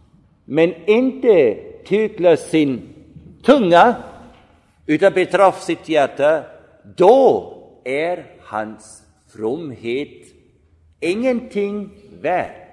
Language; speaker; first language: Swedish; non-native, fluent; German